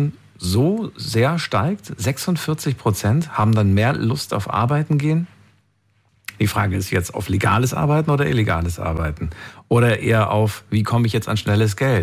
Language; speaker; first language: German; native; German